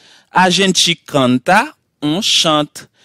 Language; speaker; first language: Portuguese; non-native, fluent; Haitian Creole